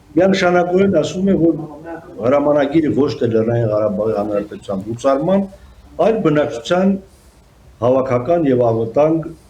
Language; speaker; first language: Armenian; native; Armenian